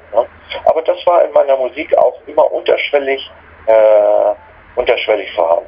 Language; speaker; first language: German; native; German